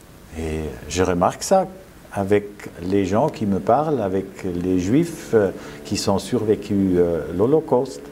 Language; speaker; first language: French; non-native, fluent; German